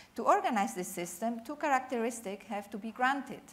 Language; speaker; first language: English; non-native, fluent; Spanish